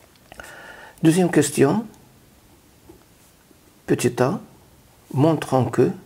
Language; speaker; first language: French; non-native, local second language; Arabic